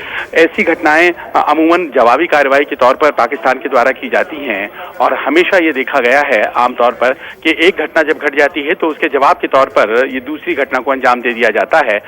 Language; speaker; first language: Hindi; native; Hindi